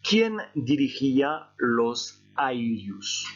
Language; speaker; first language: Spanish; non-native, fluent; French